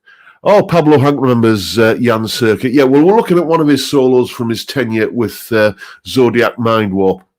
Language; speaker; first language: English; native; English